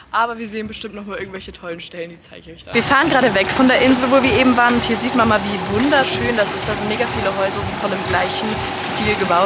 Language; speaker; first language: German; native; German